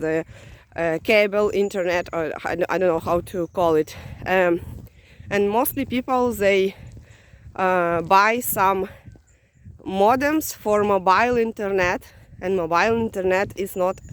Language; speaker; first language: English; non-native, fluent; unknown